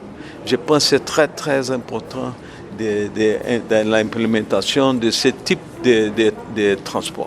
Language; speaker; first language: French; non-native, learner; Portuguese